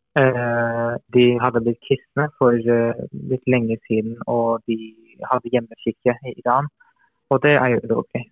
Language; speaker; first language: Norwegian; non-native, fluent; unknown